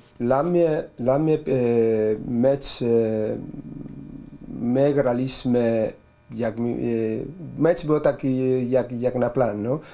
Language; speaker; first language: Polish; non-native, learner; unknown